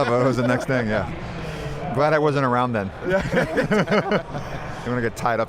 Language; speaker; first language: English; native; English